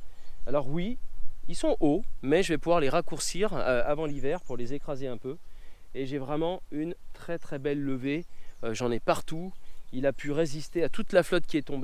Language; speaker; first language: French; native; French